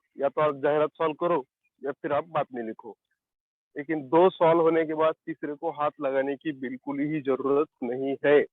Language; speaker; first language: Hindi; non-native, local second language; Marathi